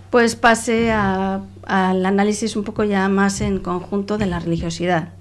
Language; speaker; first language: Spanish; non-native, local second language; Catalan